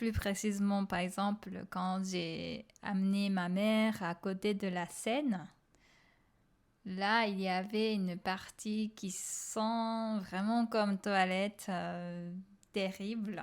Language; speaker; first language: French; non-native, fluent; Japanese